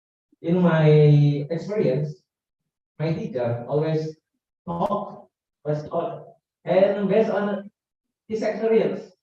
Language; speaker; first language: English; non-native, learner; Indonesian